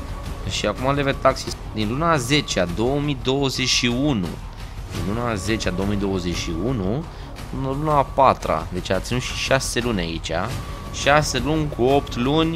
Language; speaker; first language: Romanian; native; Romanian